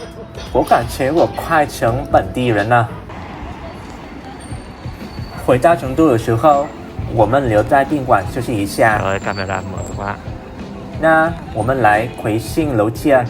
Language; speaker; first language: Chinese; non-native, learner; Vietnamese